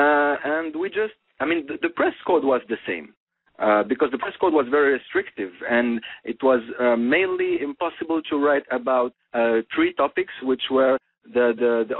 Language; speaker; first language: English; non-native, fluent; Arabic